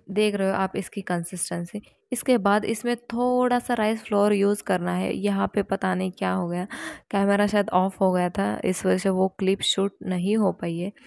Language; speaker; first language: Hindi; non-native, local second language; Marathi